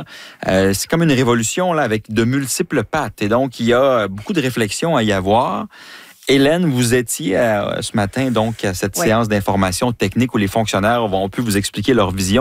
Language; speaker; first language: French; native; French